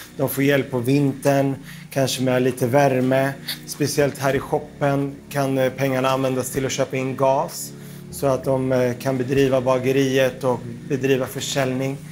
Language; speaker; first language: Swedish; early bilingual, other home language; Arabic